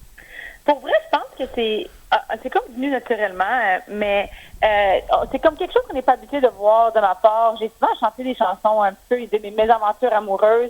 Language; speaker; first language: French; native; French